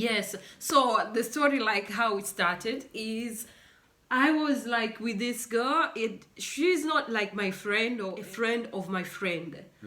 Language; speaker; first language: English; non-native, local second language; Swahili